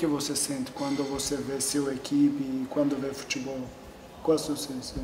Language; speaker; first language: Portuguese; non-native, fluent; Turkish